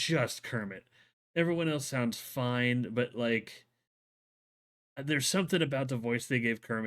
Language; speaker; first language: English; native; English